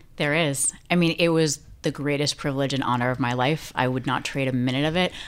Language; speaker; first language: English; native; English